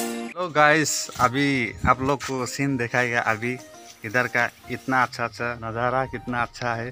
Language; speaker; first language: Hindi; non-native, local second language; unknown